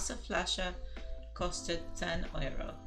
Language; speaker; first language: German; non-native, learner; English